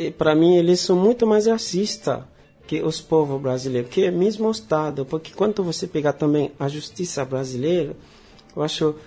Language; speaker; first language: Portuguese; non-native, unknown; Haitian Creole